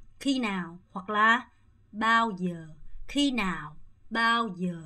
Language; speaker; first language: Vietnamese; non-native, fluent; Korean